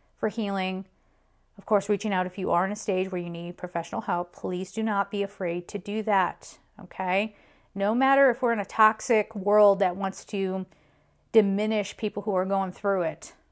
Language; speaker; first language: English; native; English